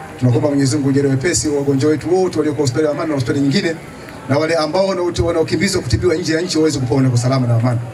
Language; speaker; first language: Swahili; native; Swahili